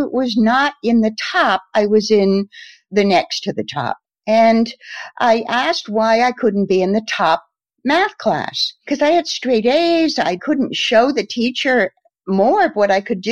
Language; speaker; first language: English; native; English